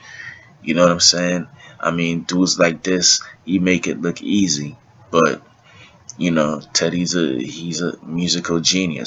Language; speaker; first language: English; native; English